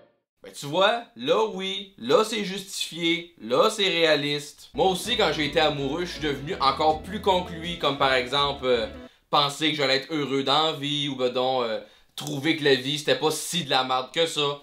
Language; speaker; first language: French; native; French